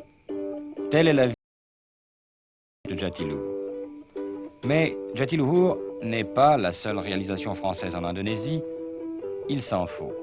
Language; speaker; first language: French; native; French